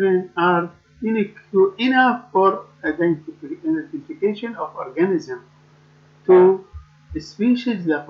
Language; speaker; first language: English; non-native, learner; Arabic